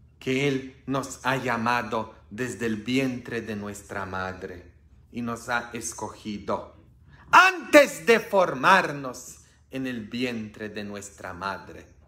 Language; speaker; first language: Spanish; non-native, fluent; Polish